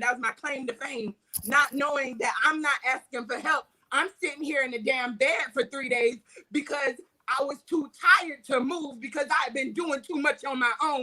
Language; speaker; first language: English; native; English